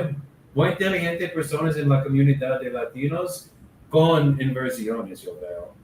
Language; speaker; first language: Spanish; non-native, learner; English